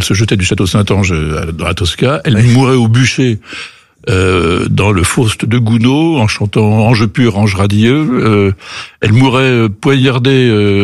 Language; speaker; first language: French; native; French